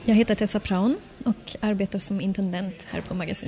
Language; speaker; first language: Swedish; native; Swedish